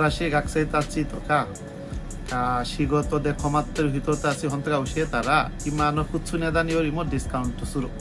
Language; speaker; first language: Japanese; non-native, learner; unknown